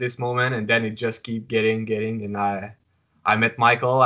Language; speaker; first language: English; non-native, fluent; French